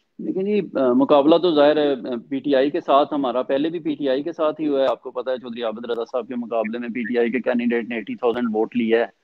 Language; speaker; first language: Urdu; non-native, local second language; Punjabi